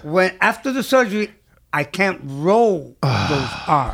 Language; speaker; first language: English; early bilingual, other home language; Spanish